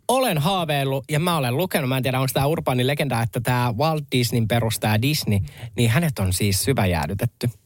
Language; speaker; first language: Finnish; native; Finnish